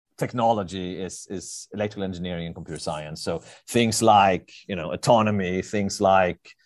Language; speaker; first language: English; non-native, fluent; Swedish